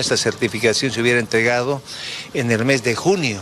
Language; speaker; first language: Spanish; native; Spanish